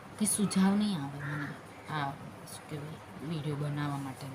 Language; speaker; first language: Gujarati; non-native, local second language; Rathawi